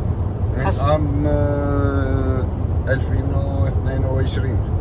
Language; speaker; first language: Arabic; non-native, fluent; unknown